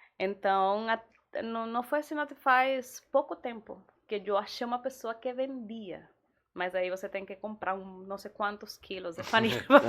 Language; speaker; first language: Portuguese; non-native, fluent; Spanish